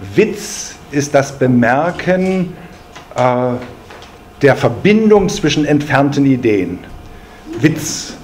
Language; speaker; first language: English; non-native, fluent; German